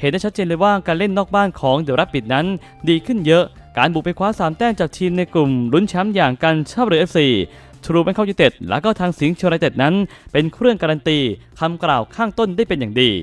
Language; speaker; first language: Thai; native; Thai